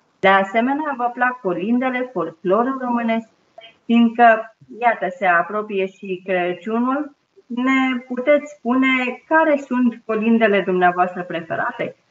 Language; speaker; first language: Romanian; native; Romanian